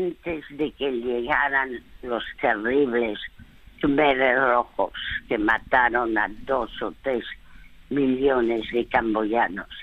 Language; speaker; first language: Spanish; early bilingual, other home language; French